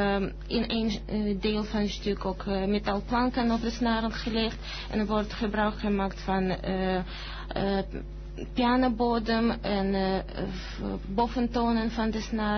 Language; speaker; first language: Dutch; non-native, fluent; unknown